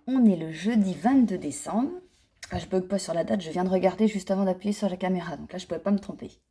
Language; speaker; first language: French; native; French